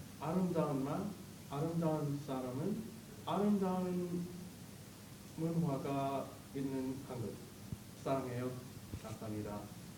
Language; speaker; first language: Korean; non-native, learner; English